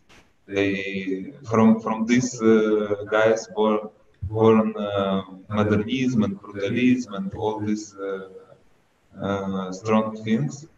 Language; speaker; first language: English; non-native, learner; Russian